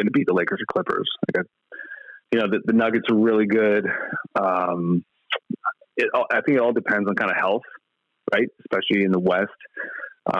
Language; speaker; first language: English; native; English